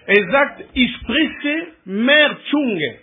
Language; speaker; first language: German; non-native, learner; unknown